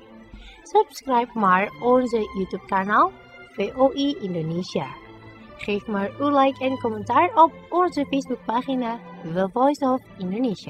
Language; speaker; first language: Dutch; non-native, fluent; Indonesian